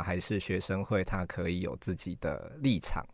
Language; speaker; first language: Chinese; native; Chinese